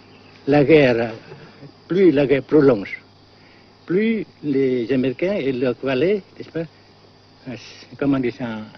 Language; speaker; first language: French; non-native, fluent; Vietnamese